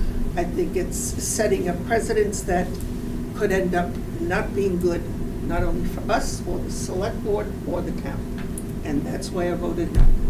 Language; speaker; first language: English; native; English